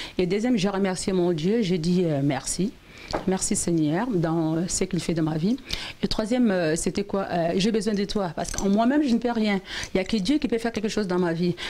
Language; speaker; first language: French; non-native, local second language; Lingala